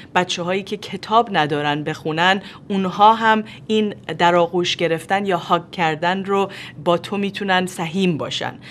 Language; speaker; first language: Persian; native; Persian